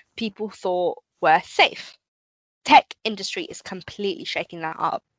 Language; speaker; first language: English; native; English